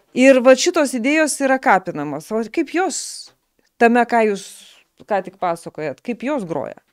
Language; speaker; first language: Lithuanian; native; Lithuanian